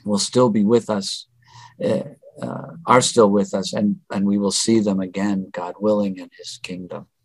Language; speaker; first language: English; native; English